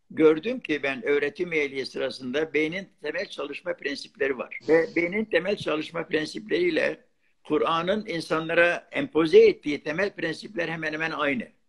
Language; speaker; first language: Turkish; non-native, local second language; Arabic